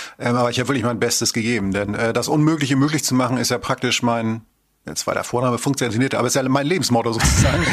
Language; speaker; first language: German; native; German